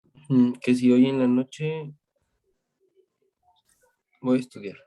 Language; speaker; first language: Spanish; non-native, fluent; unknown